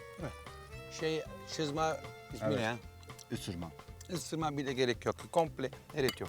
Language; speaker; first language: Turkish; non-native, fluent; Italian